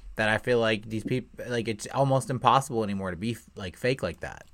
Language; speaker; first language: English; native; English